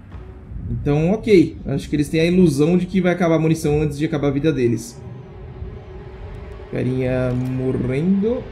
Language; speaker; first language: Portuguese; native; Portuguese